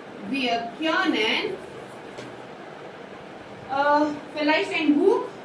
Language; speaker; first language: German; non-native, fluent; Hindi